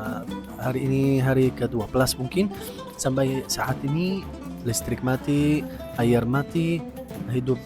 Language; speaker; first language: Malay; non-native, fluent; Arabic